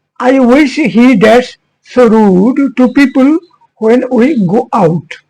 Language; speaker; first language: English; non-native, local second language; Bangla